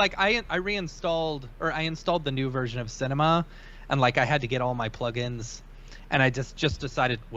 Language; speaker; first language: English; native; English